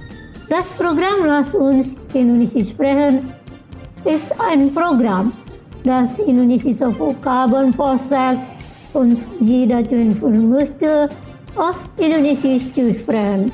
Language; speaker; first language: German; non-native, fluent; Indonesian